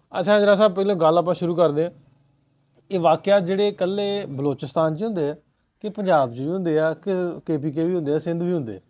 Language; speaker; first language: Punjabi; native; Punjabi